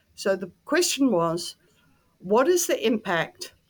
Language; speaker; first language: English; native; English